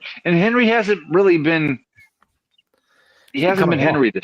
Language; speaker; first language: English; native; English